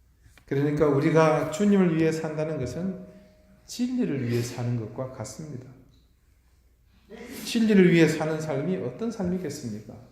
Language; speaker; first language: Korean; native; Korean